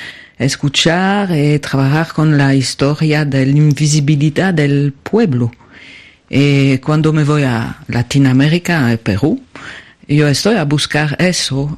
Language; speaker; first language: Spanish; non-native, learner; French